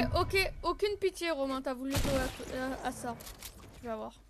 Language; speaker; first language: French; native; French